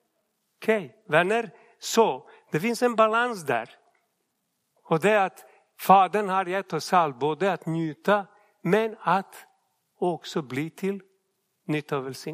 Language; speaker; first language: Swedish; non-native, fluent; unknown